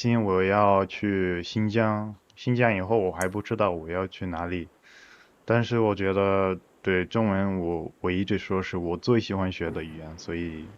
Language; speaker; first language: Chinese; non-native, fluent; Portuguese